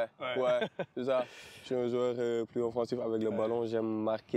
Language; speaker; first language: French; non-native, local second language; Wolof